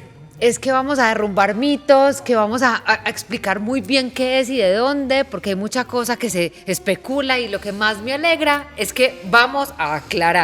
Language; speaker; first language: Spanish; native; Spanish